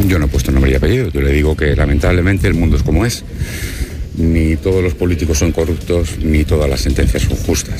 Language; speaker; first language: Spanish; native; Spanish